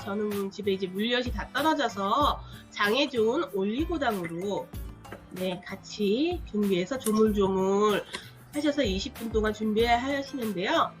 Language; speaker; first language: Korean; native; Korean